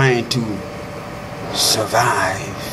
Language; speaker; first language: English; native; English